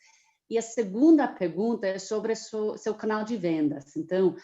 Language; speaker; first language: Portuguese; non-native, fluent; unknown